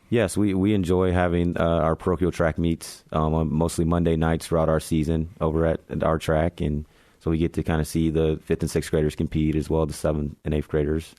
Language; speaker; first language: English; native; English